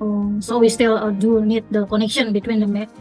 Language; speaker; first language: English; non-native, fluent; Indonesian